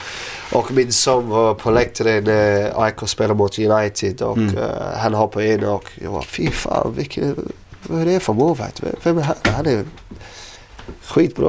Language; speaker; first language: Swedish; non-native, learner; English